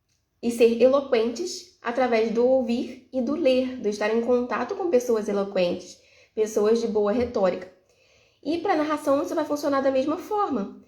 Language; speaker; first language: Portuguese; native; Portuguese